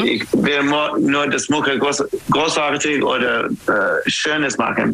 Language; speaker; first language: German; non-native, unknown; English